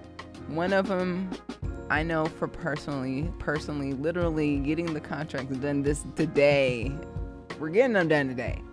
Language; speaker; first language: English; native; English